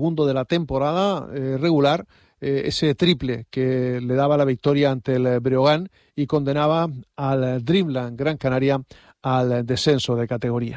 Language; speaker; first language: Spanish; native; Spanish